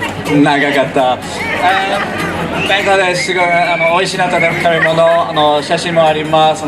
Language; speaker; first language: Japanese; non-native, learner; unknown